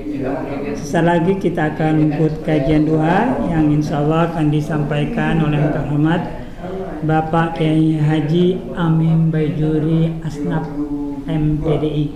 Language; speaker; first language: Indonesian; native; Indonesian